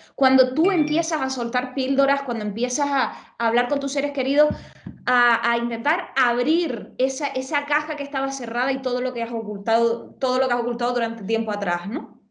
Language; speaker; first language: Spanish; native; Spanish